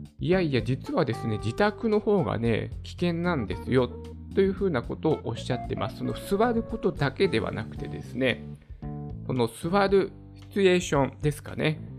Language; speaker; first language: Japanese; native; Japanese